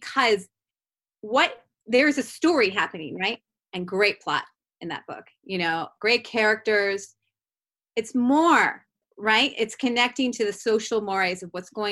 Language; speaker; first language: English; native; English